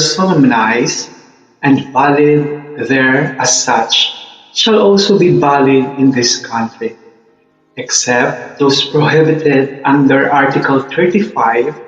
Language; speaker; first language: English; non-native, local second language; Filipino